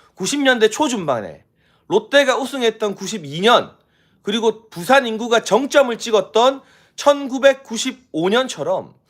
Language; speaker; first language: Korean; native; Korean